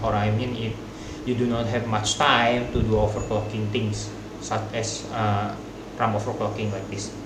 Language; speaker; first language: English; non-native, learner; Indonesian